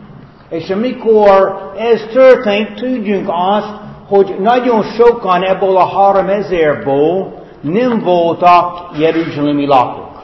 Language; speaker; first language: Hungarian; non-native, fluent; English